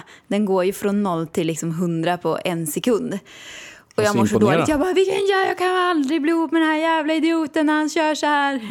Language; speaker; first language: Swedish; native; Swedish